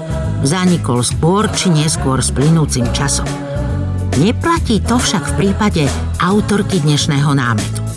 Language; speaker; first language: Slovak; native; Slovak